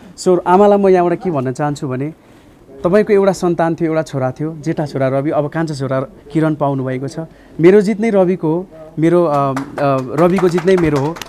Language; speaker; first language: Nepali; native; Nepali